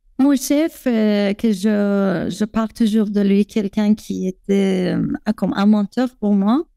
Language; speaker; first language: French; non-native, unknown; Persian